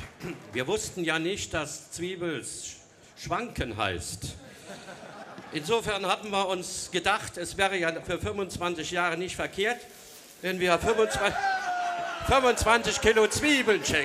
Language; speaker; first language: German; native; German